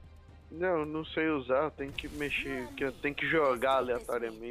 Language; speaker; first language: Portuguese; native; Portuguese